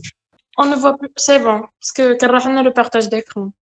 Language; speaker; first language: French; non-native, local second language; Arabic